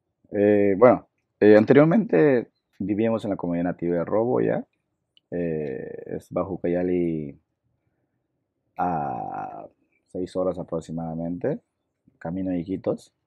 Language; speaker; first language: Spanish; non-native, local second language; Shipibo-Conibo